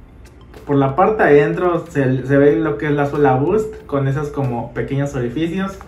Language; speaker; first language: Spanish; native; Spanish